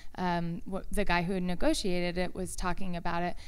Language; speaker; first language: English; native; English